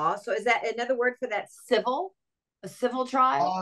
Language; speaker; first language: English; native; English